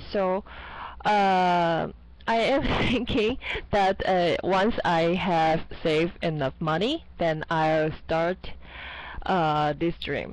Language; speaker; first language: English; non-native, fluent; Chinese